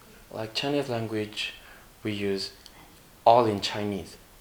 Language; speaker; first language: English; non-native, learner; Mongolian